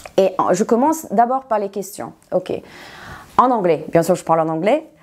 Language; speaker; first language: French; non-native, fluent; Serbian